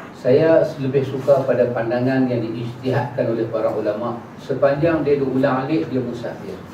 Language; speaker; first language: Malay; native; Malay